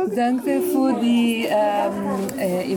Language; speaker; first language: German; non-native, learner; Italian